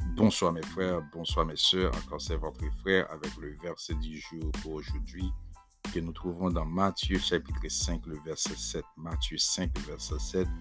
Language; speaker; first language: French; non-native, local second language; Haitian Creole